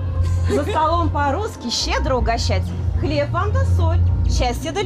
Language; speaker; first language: Russian; native; Russian